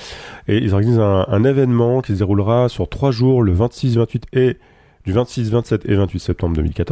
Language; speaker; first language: French; native; French